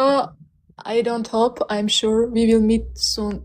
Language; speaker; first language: English; non-native, learner; Armenian